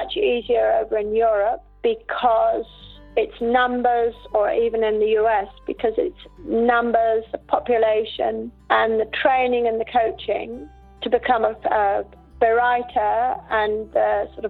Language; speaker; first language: English; native; English